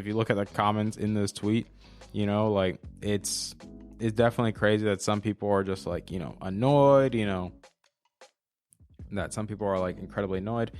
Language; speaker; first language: English; native; English